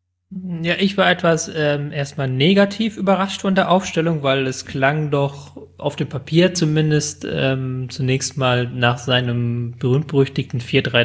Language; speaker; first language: German; native; German